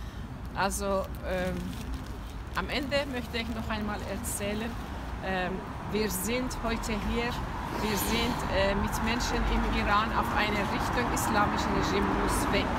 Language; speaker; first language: German; non-native, fluent; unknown